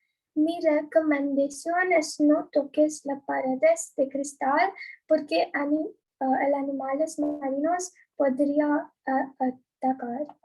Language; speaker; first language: Spanish; non-native, learner; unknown